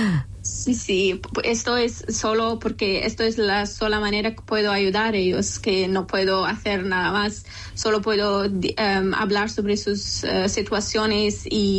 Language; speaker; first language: Spanish; non-native, local second language; Persian